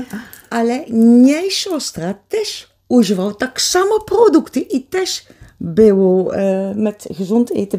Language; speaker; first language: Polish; early bilingual, heritage; Polish